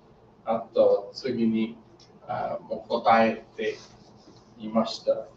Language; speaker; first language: Japanese; non-native, learner; English